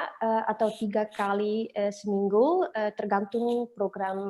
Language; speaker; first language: Indonesian; non-native, learner; Dutch